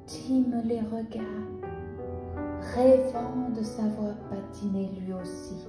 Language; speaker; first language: French; native; French